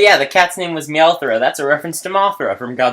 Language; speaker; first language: English; native; English